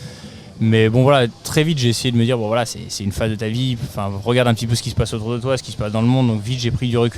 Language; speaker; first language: French; native; French